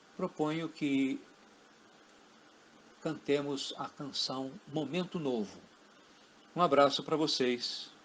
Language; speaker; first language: Portuguese; native; Portuguese